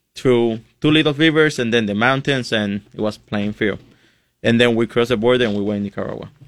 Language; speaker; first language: English; non-native, fluent; Spanish